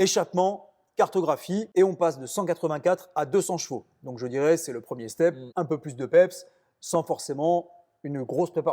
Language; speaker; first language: French; native; French